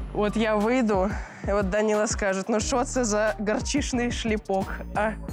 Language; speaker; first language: Russian; native; Russian